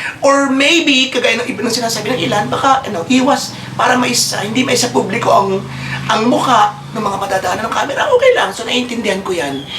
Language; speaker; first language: Filipino; native; Filipino